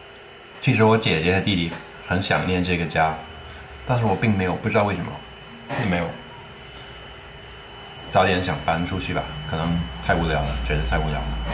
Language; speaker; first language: Chinese; non-native, fluent; English